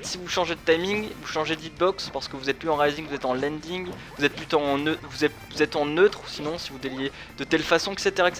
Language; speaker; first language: French; native; French